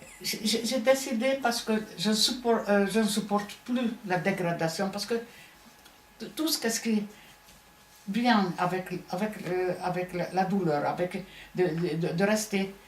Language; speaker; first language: French; non-native, fluent; Hungarian